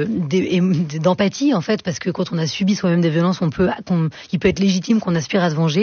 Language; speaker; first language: French; native; French